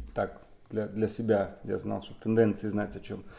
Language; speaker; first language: Russian; non-native, local second language; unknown